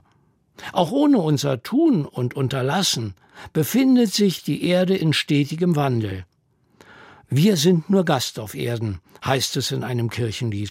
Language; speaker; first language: German; native; German